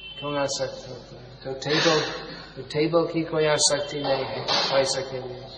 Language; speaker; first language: Hindi; non-native, fluent; English